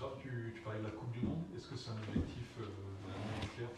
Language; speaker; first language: French; native; French